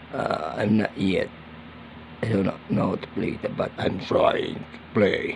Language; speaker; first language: English; non-native, learner; Filipino